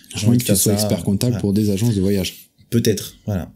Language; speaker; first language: French; native; French